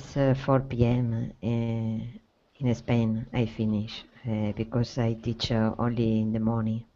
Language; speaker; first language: English; non-native, learner; Spanish